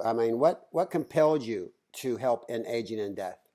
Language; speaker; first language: English; native; English